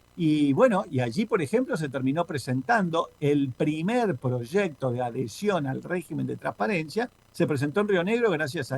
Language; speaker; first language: Spanish; native; Spanish